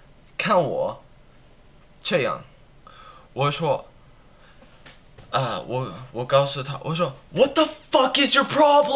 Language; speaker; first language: Chinese; non-native, learner; English